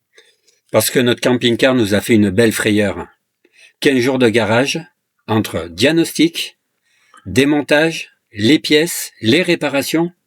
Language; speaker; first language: French; native; French